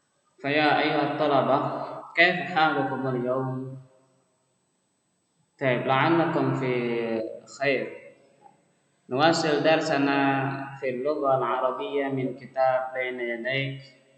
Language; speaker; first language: Arabic; non-native, fluent; Indonesian